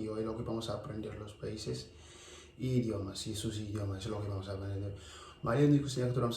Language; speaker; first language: Spanish; non-native, learner; Wolof